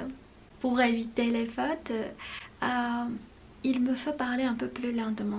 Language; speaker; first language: French; non-native, fluent; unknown